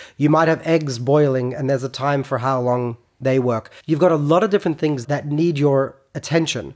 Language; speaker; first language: English; non-native, fluent; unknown